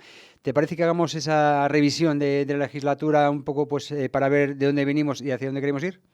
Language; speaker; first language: Spanish; native; Spanish